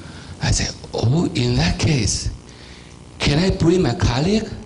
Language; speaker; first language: English; non-native, fluent; Chinese